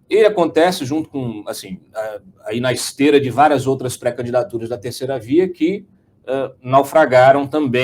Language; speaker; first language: Portuguese; native; Portuguese